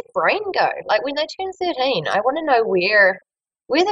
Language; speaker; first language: English; native; English